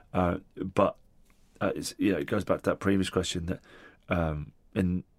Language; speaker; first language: English; non-native, local second language; Italian